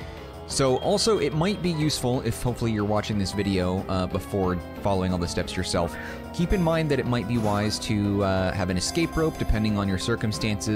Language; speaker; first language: English; native; English